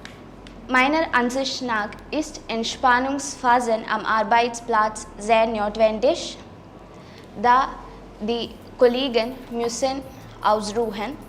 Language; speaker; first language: German; non-native, fluent; Malayalam